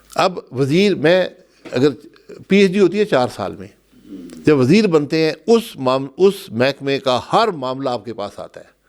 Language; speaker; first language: Urdu; non-native, local second language; Pahari-Potwari